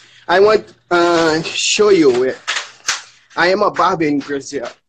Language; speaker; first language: English; non-native, learner; Portuguese